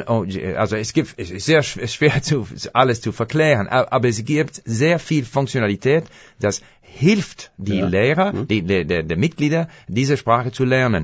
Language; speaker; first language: German; non-native, fluent; English